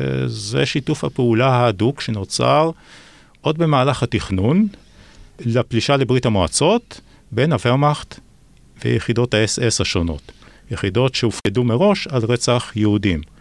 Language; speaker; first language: Hebrew; native; Hebrew